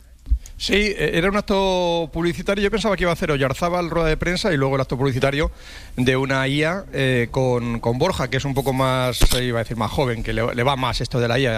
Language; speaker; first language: Spanish; native; Spanish